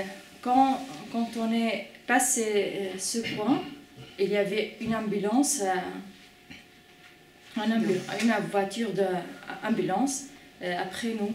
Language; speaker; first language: French; non-native, fluent; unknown